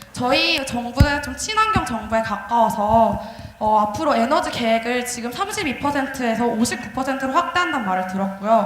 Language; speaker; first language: Korean; native; Korean